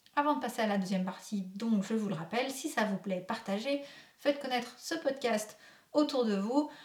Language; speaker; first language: French; native; French